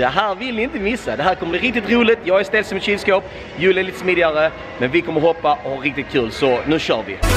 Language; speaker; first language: Swedish; native; Swedish